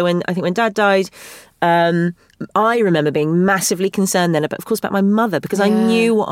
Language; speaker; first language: English; native; English